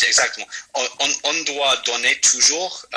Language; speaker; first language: French; non-native, fluent; English